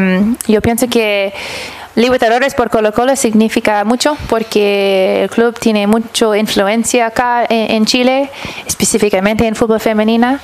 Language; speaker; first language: Spanish; early bilingual, heritage; English